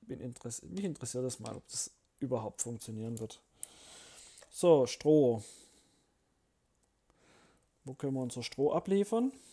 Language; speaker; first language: German; native; German